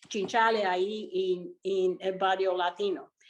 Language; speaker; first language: Spanish; early bilingual, other home language; Italian